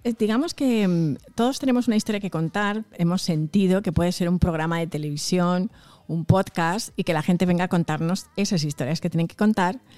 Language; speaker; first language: Spanish; early bilingual, other home language; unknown